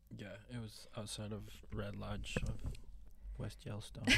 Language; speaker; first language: English; non-native, fluent; Spanish